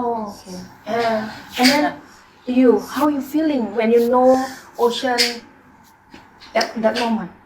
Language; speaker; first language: English; non-native, learner; Indonesian